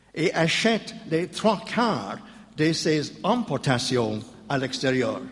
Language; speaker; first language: French; non-native, learner; English